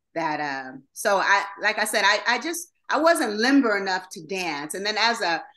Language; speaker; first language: English; native; English